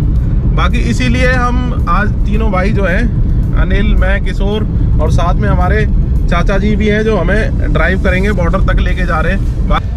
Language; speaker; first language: Hindi; native; Hindi